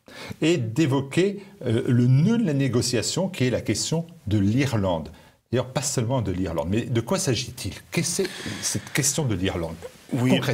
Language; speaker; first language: French; native; French